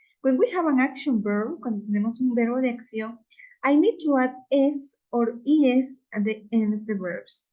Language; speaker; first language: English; non-native, fluent; Spanish